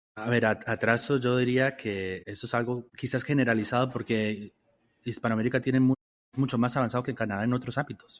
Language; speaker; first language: Spanish; native; Spanish